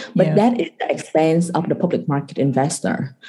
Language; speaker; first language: English; non-native, fluent; Vietnamese